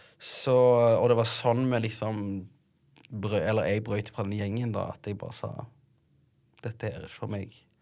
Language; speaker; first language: Norwegian; early bilingual, other home language; Tigrinya